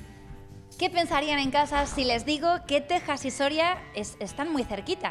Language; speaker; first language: Spanish; native; Spanish